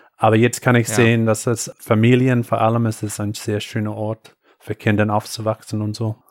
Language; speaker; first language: German; non-native, fluent; English